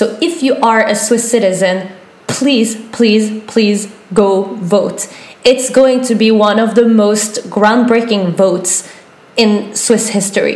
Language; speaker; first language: English; non-native, fluent; French